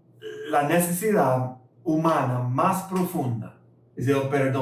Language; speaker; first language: Spanish; non-native, fluent; English